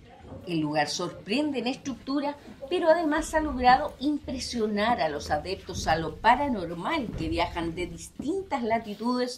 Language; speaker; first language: Spanish; native; Spanish